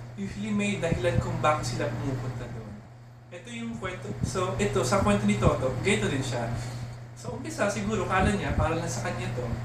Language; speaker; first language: Filipino; native; Filipino